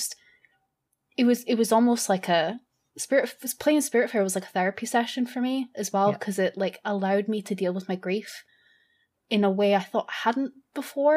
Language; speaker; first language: English; native; English